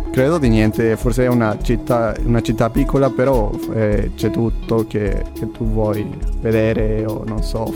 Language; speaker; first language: Italian; non-native, learner; Spanish